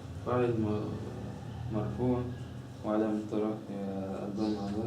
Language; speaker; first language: Arabic; non-native, learner; Chechen